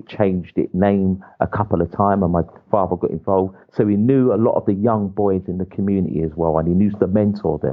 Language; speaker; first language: English; native; English